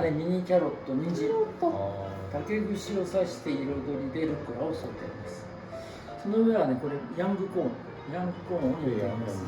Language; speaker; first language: Japanese; native; Japanese